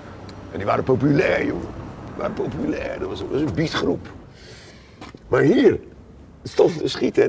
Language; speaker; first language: Dutch; native; Dutch